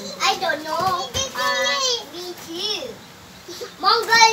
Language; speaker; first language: English; non-native, local second language; Malay